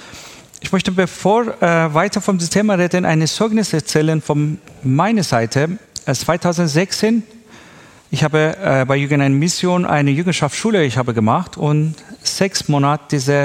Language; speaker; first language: German; non-native, learner; Persian